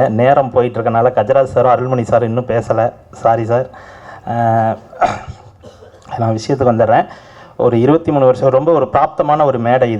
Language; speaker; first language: Tamil; native; Tamil